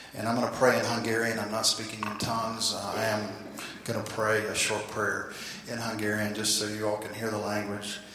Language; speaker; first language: English; native; English